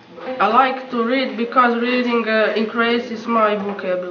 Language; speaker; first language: English; non-native, learner; Croatian